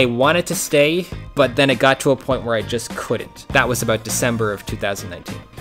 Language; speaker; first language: English; native; English